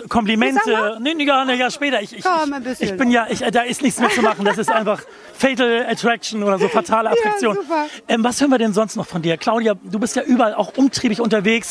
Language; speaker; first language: German; native; German